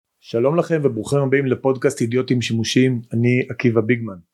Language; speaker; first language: Hebrew; native; Hebrew